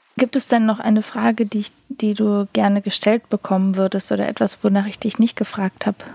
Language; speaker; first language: German; native; German